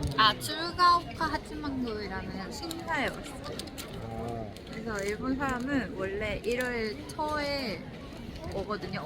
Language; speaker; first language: Korean; non-native, fluent; Japanese